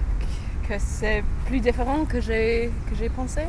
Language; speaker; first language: French; non-native, learner; English